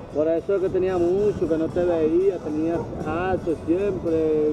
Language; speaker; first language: Spanish; native; Spanish